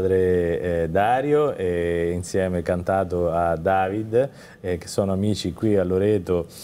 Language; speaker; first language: Italian; native; Italian